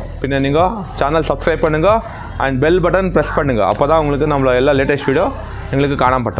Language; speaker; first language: Tamil; non-native, learner; Malayalam